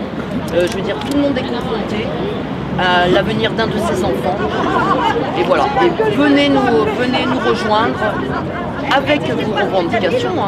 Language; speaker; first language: French; native; French